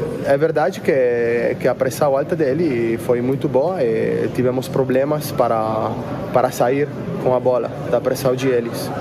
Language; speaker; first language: Portuguese; non-native, learner; Italian